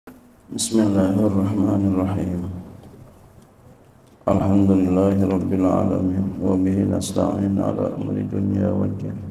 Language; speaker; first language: Arabic; non-native, fluent; Indonesian